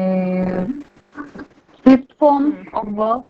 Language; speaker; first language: English; non-native, learner; Hindi